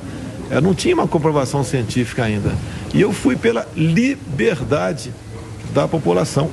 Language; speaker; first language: Portuguese; native; Portuguese